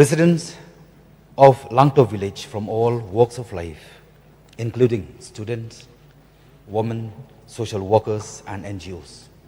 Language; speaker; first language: English; non-native, local second language; Khasi